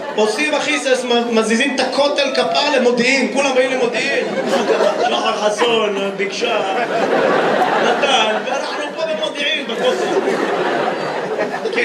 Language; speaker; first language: Hebrew; native; Hebrew